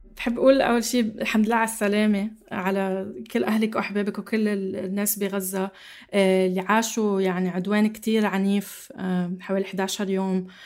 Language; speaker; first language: Arabic; native; Arabic